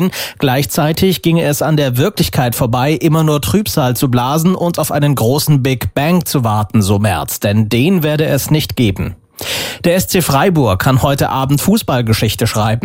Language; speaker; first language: German; native; German